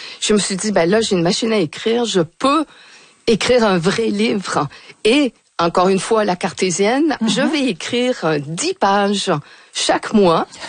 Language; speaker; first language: French; early bilingual, other home language; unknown